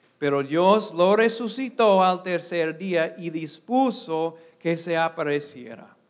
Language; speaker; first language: Spanish; non-native, fluent; English